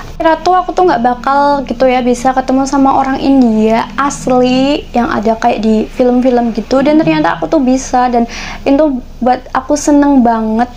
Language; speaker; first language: Indonesian; native; Indonesian